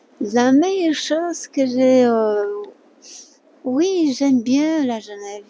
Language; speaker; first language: French; non-native, learner; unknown